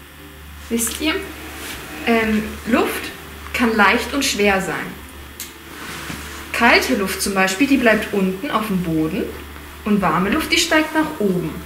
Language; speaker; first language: German; native; German